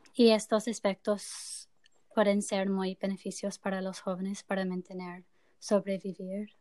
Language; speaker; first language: Spanish; non-native, learner; English